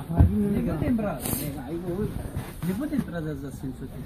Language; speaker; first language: Russian; non-native, learner; Tajik